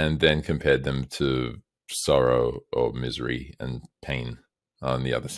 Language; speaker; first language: English; native; English